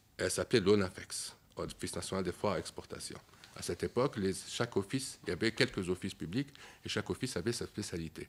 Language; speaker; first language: French; non-native, local second language; Arabic